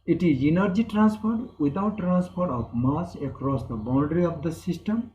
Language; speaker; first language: English; non-native, local second language; Nepali